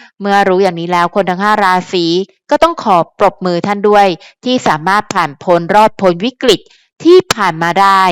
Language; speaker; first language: Thai; native; Thai